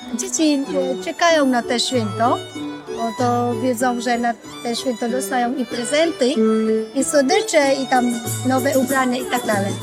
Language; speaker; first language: Polish; non-native, learner; Vietnamese